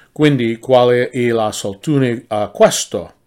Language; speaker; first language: Italian; non-native, learner; English